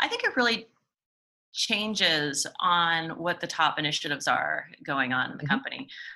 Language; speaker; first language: English; native; English